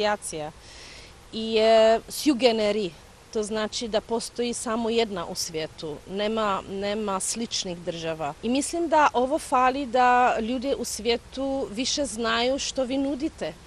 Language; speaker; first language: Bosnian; non-native, fluent; Czech